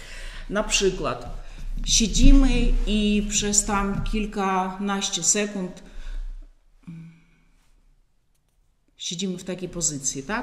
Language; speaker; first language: Polish; non-native, fluent; Russian